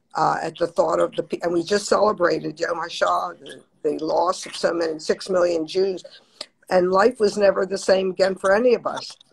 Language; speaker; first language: English; native; English